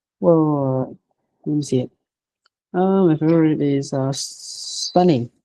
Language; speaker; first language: English; non-native, learner; Vietnamese